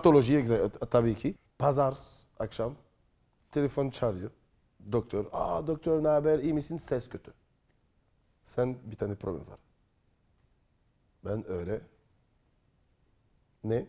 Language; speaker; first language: Turkish; non-native, learner; French